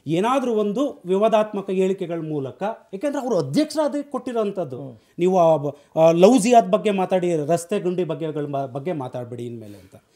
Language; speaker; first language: Kannada; native; Kannada